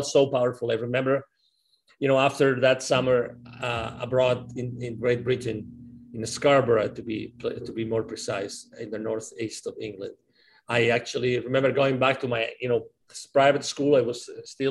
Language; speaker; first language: English; non-native, fluent; Spanish